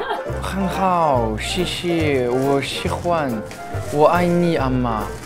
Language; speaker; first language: Chinese; non-native, learner; French